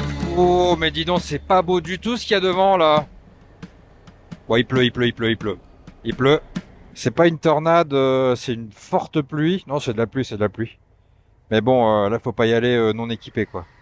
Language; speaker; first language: French; native; French